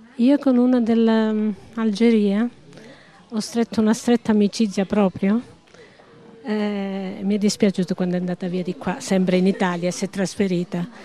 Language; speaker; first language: Italian; native; Italian